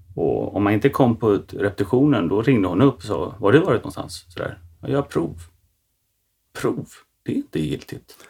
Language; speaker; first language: Swedish; native; Swedish